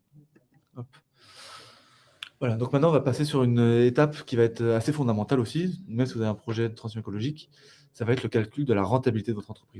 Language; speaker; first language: French; native; French